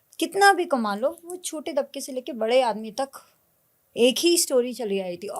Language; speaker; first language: Hindi; native; Hindi